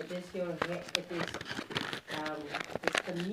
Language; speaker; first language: Dutch; non-native, learner; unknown